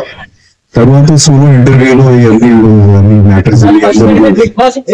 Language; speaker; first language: Telugu; non-native, fluent; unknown